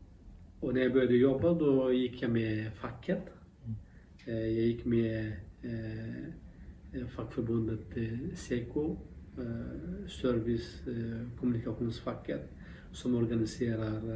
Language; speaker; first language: Swedish; non-native, local second language; Kurdish